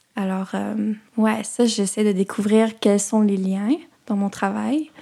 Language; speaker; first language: French; native; French